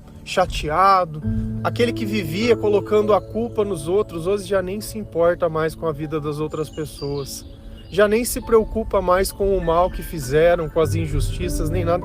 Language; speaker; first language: Portuguese; native; Portuguese